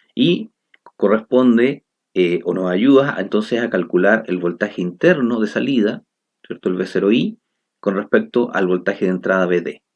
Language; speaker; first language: Spanish; native; Spanish